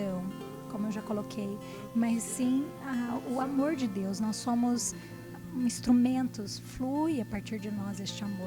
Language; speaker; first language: Portuguese; native; Portuguese